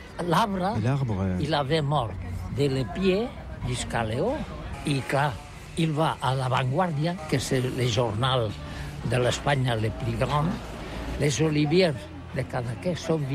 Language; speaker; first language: French; non-native, learner; Catalan